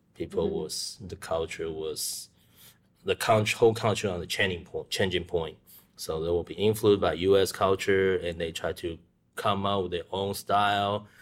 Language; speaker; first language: English; non-native, learner; Chinese